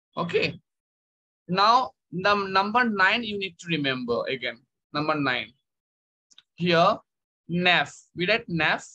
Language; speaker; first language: English; non-native, local second language; Bangla